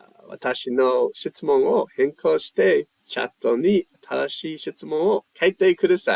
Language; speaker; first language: Japanese; non-native, learner; English